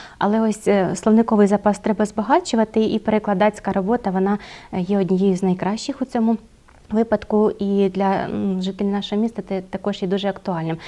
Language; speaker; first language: Ukrainian; native; Ukrainian